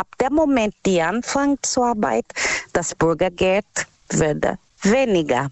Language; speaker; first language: German; non-native, learner; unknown